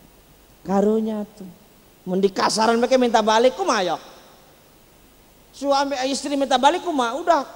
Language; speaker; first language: Indonesian; non-native, local second language; Sundanese